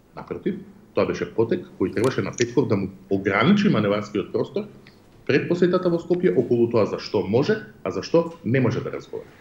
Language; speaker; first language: Macedonian; native; Macedonian